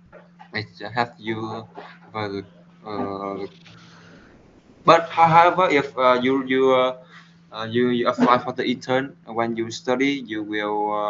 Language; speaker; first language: English; non-native, learner; Vietnamese